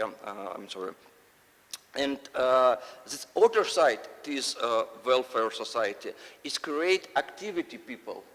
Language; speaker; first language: English; non-native, learner; Russian